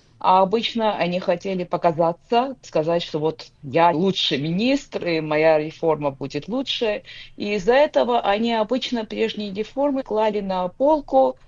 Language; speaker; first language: Russian; non-native, local second language; Georgian